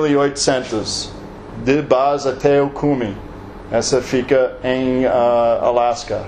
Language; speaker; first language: Portuguese; non-native, learner; English